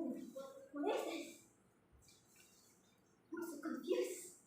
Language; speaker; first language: English; non-native, learner; Indonesian